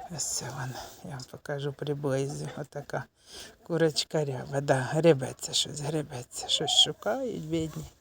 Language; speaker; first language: Ukrainian; non-native, local second language; Russian